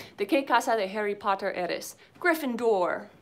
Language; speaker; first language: Spanish; non-native, learner; English